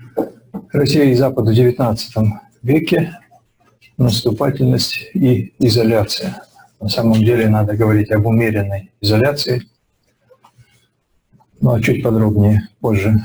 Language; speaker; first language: Russian; native; Russian